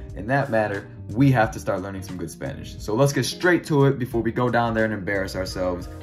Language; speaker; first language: English; native; English